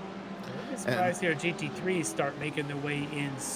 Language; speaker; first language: English; native; English